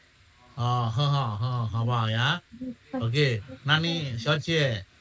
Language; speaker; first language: Chinese; non-native, fluent; Indonesian